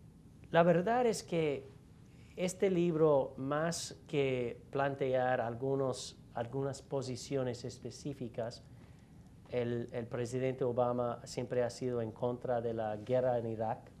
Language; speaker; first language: Spanish; non-native, fluent; English